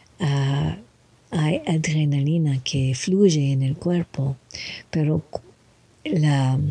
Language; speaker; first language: Spanish; non-native, learner; English